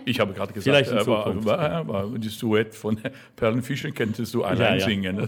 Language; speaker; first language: German; non-native, fluent; French